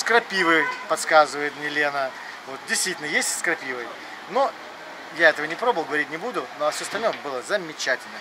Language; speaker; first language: Russian; native; Russian